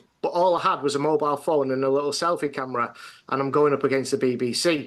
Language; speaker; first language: English; native; English